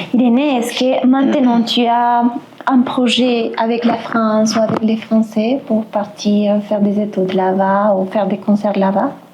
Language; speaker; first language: French; non-native, fluent; Spanish